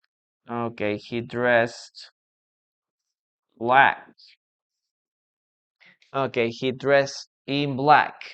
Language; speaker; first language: English; non-native, fluent; Spanish